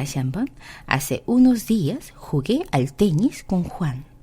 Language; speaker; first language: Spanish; non-native, fluent; Korean